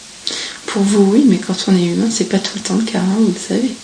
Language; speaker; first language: French; native; French